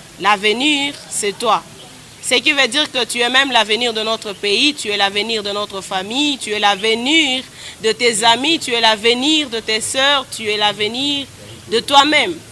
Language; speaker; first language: French; non-native, local second language; Swahili